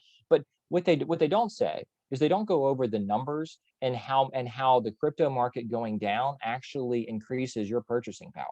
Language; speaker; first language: English; native; English